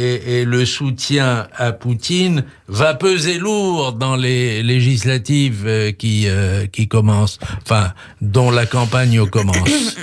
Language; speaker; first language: French; native; French